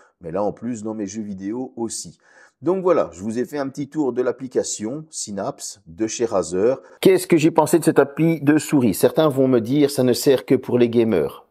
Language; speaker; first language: French; native; French